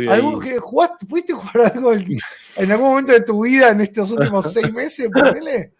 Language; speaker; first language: Spanish; native; Spanish